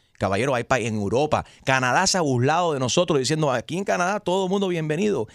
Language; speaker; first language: Spanish; early bilingual, heritage; Spanish